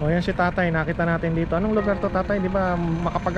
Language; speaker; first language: Filipino; native; Filipino